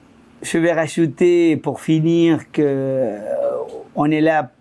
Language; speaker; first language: French; non-native, fluent; Spanish